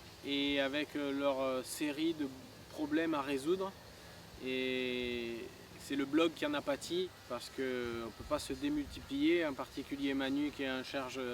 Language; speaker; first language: French; native; French